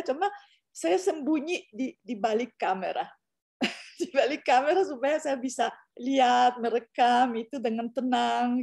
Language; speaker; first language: Indonesian; non-native, fluent; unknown